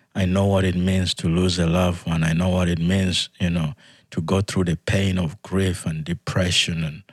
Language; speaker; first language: English; non-native, fluent; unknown